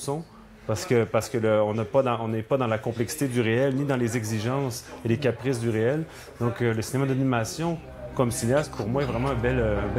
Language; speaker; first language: French; native; French